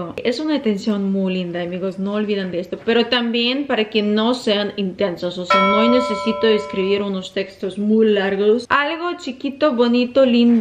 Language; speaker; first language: Spanish; non-native, fluent; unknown